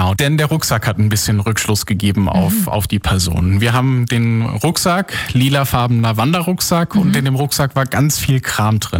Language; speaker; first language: German; native; German